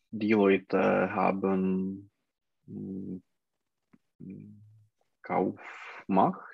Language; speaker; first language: German; non-native, learner; Czech